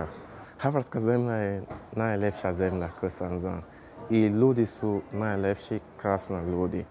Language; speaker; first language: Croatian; non-native, learner; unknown